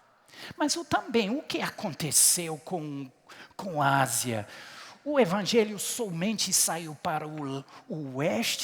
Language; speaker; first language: Portuguese; non-native, fluent; English